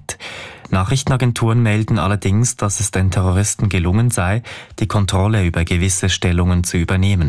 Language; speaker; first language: German; native; German